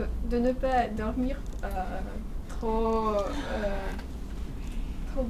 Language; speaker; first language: French; non-native, fluent; Russian